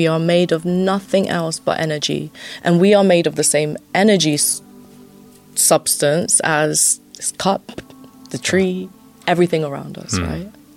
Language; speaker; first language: English; early bilingual, other home language; Albanian